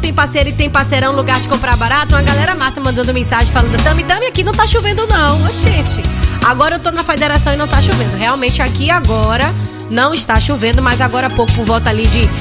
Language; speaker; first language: Portuguese; native; Portuguese